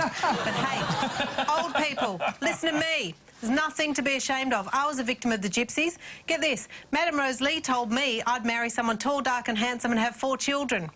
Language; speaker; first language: English; native; English